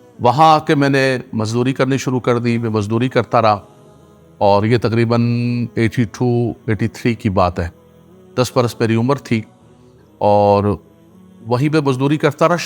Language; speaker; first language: Urdu; non-native, local second language; Gujari